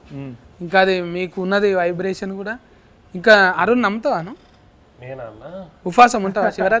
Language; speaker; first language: Telugu; native; Telugu